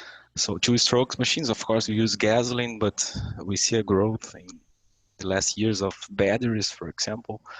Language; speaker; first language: English; non-native, learner; Portuguese